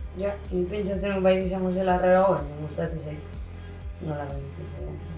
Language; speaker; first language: Basque; native; Basque